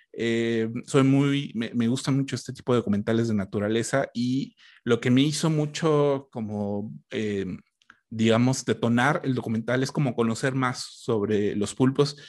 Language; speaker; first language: Spanish; native; Spanish